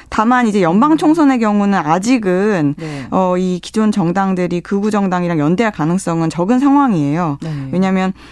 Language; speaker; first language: Korean; native; Korean